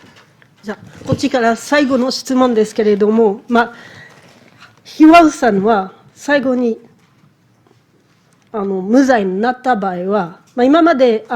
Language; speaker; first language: Japanese; non-native, fluent; French